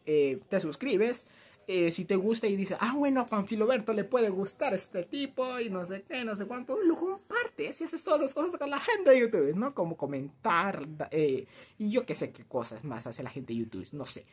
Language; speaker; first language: Spanish; native; Spanish